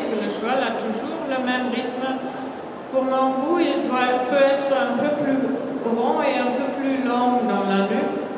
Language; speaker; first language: French; non-native, fluent; German